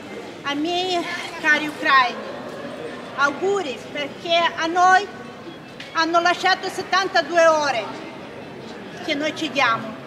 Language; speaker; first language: Italian; non-native, fluent; Ukrainian